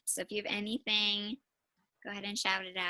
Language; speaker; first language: English; native; English